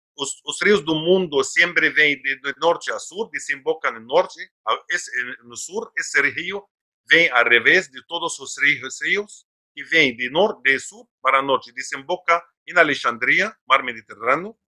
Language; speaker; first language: Portuguese; non-native, fluent; Arabic